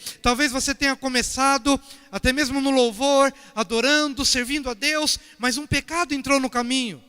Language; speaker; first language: Portuguese; native; Portuguese